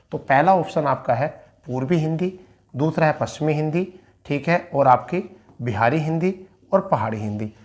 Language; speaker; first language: Hindi; native; Hindi